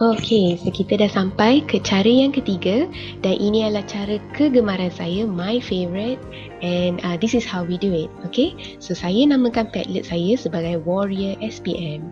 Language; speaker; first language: Malay; native; Malay